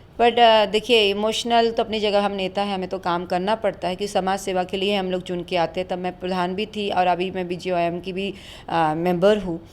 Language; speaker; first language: Hindi; non-native, local second language; Bangla